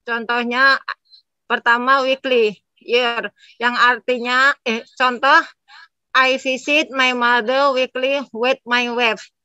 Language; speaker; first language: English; non-native, learner; Indonesian